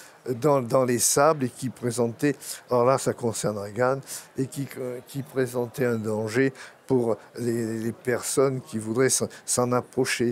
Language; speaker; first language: French; native; French